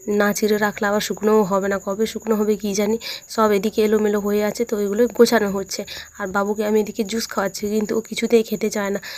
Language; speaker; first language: Bangla; non-native, local second language; Santali